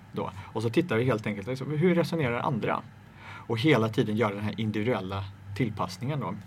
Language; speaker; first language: Swedish; native; Swedish